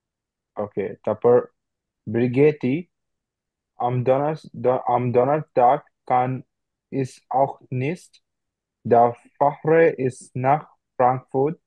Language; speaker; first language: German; non-native, learner; Bangla